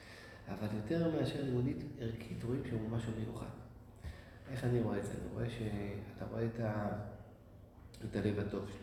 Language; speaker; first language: Hebrew; native; Hebrew